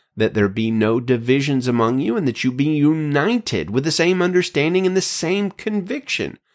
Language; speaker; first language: English; native; English